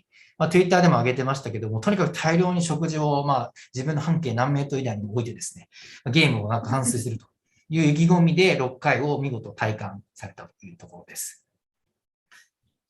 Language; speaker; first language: Japanese; native; Japanese